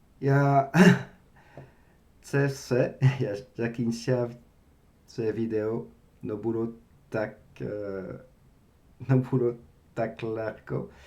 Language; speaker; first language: Czech; non-native, learner; French